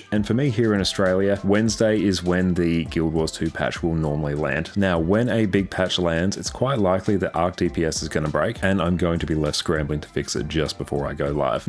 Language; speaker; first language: English; native; English